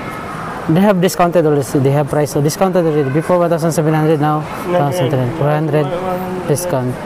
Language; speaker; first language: English; non-native, learner; Filipino